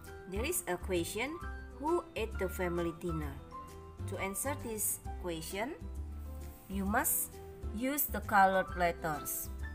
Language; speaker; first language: English; non-native, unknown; Indonesian